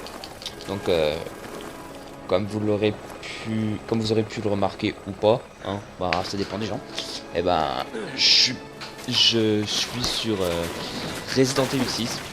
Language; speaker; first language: French; native; French